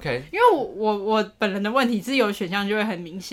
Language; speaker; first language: Chinese; native; Chinese